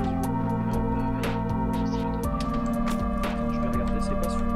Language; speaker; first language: French; native; French